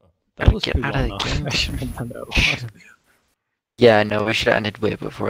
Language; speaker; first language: English; native; English